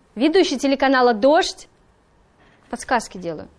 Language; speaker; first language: Russian; native; Russian